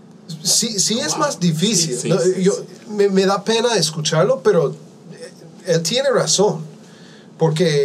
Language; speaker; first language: Spanish; non-native, fluent; English